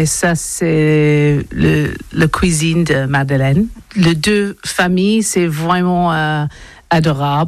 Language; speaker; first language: French; non-native, learner; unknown